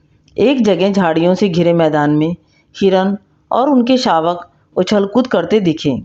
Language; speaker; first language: Hindi; native; Hindi